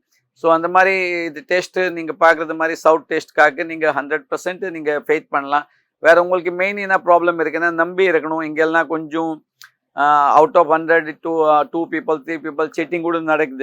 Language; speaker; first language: Tamil; non-native, fluent; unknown